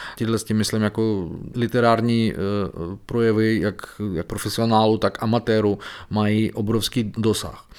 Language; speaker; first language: Czech; non-native, fluent; Belarusian